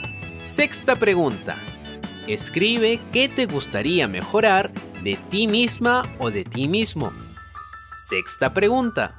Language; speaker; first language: Spanish; native; Spanish